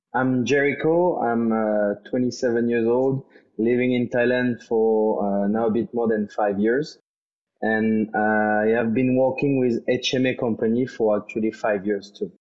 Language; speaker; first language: English; non-native, fluent; French